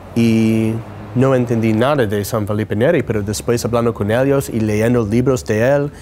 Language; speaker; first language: Spanish; non-native, fluent; English